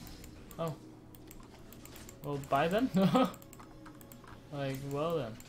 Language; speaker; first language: English; native; English